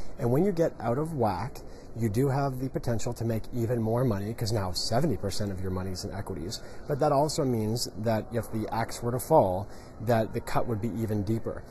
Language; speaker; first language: English; native; English